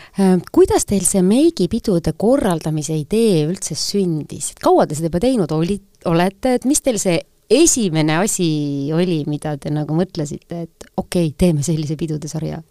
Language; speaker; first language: Estonian; native; Estonian